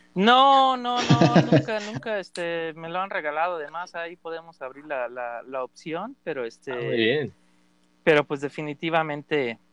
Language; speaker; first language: Spanish; native; Spanish